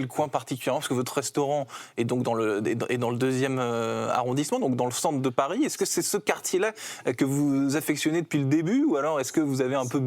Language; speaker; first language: French; native; French